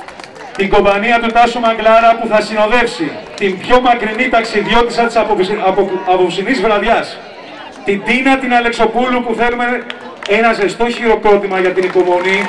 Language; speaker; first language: Greek; native; Greek